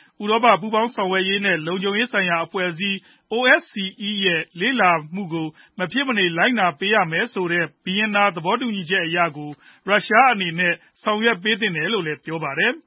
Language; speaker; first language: Burmese; native; Burmese